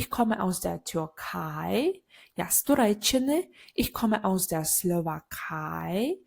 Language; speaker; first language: German; non-native, learner; Ukrainian